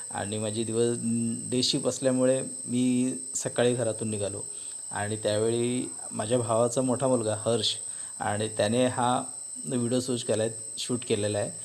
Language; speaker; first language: Marathi; native; Marathi